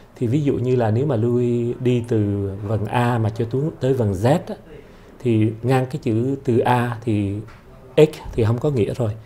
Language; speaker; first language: Vietnamese; early bilingual, heritage; Vietnamese